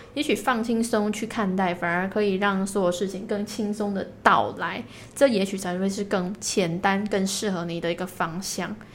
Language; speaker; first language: Chinese; native; Chinese